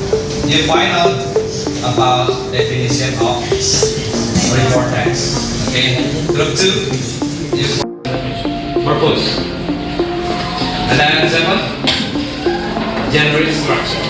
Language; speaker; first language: English; non-native, fluent; Indonesian